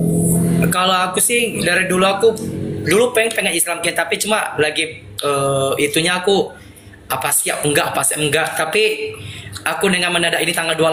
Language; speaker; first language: Indonesian; native; Indonesian